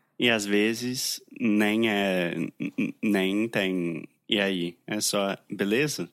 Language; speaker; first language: Portuguese; non-native, fluent; English